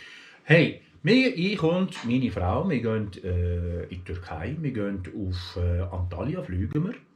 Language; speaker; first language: German; early bilingual, other home language; Turkish